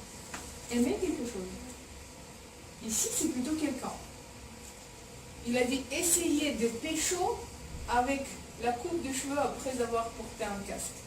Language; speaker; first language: French; non-native, fluent; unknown